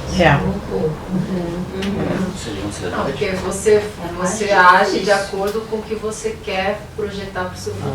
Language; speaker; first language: Portuguese; early bilingual, other home language; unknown